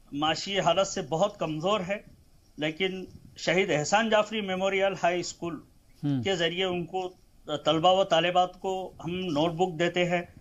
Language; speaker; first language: Hindi; non-native, local second language; Urdu